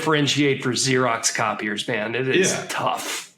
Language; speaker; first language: English; native; English